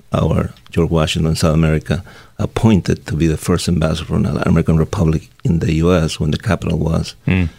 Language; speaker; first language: English; non-native, fluent; Spanish